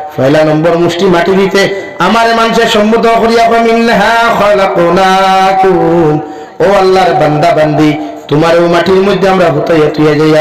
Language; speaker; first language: Bangla; native; Bangla